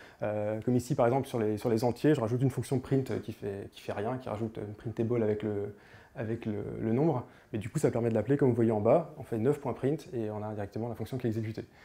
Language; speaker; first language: French; native; French